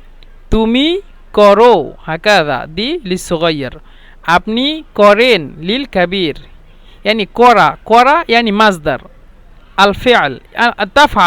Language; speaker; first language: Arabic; non-native, fluent; Bangla